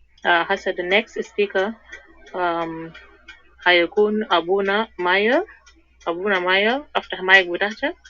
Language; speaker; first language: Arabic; non-native, local second language; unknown